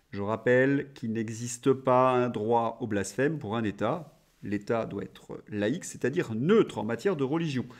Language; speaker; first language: French; native; French